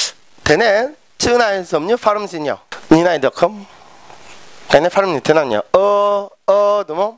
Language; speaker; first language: Vietnamese; non-native, fluent; Korean